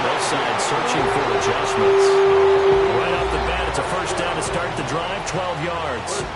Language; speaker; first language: English; native; English